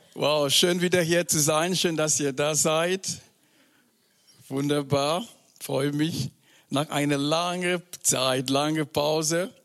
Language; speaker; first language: German; non-native, fluent; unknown